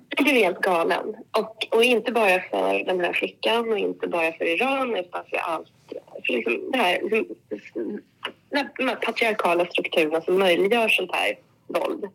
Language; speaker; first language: Swedish; native; Swedish